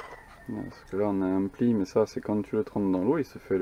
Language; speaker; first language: French; native; French